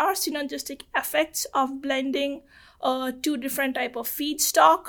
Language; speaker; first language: English; non-native, local second language; Bangla